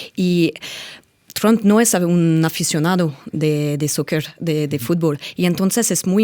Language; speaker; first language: Spanish; non-native, fluent; French